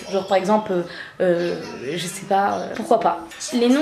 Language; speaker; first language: French; native; French